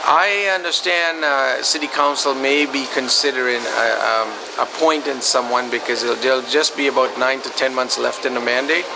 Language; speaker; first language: English; native; English